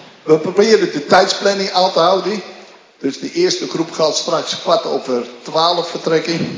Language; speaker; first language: Dutch; native; Dutch